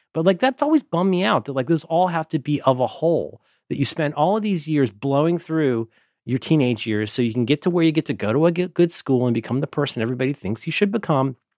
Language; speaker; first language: English; native; English